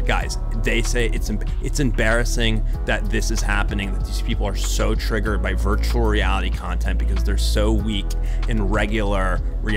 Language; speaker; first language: English; native; English